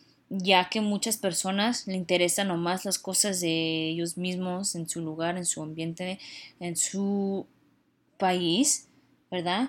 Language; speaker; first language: Spanish; early bilingual, heritage; Spanish